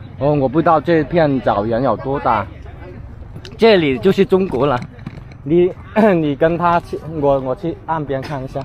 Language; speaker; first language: Chinese; native; Chinese